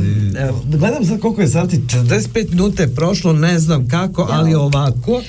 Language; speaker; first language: Serbian; native; Serbian